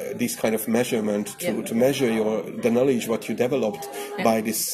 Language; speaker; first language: English; non-native, learner; Hungarian